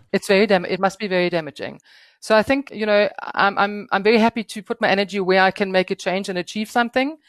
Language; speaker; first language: English; non-native, fluent; German